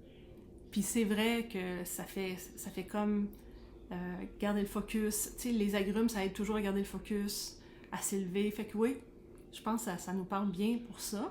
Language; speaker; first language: French; native; French